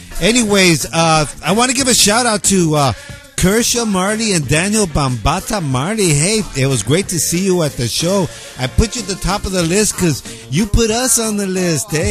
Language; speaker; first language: English; early bilingual, other home language; Spanish